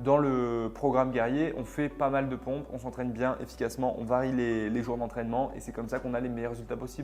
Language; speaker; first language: French; native; French